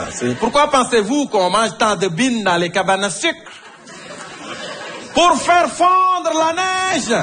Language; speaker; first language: French; native; French